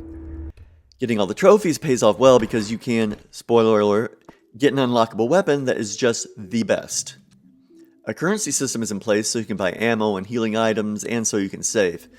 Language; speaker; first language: English; native; English